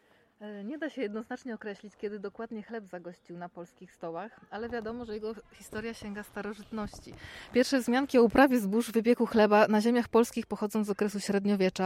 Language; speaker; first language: Polish; native; Polish